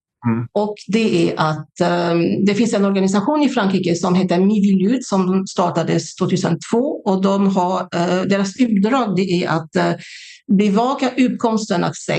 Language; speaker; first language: Swedish; non-native, fluent; French